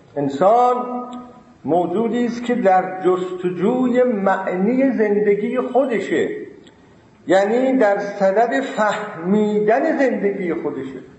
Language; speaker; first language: Persian; non-native, local second language; Azerbaijani